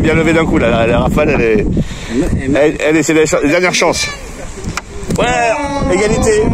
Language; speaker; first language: French; native; French